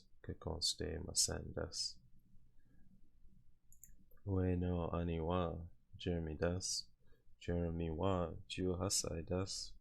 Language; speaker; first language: Japanese; non-native, learner; English